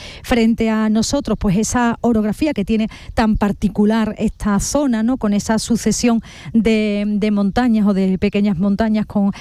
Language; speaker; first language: Spanish; native; Spanish